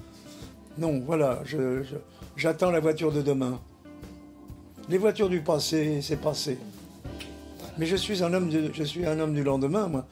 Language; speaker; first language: French; native; French